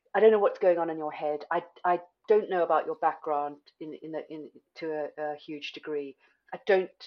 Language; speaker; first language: English; native; English